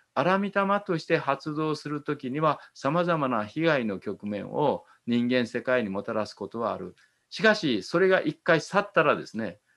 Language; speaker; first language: Japanese; native; Japanese